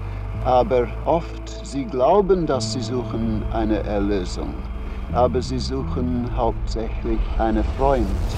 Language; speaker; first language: German; non-native, learner; English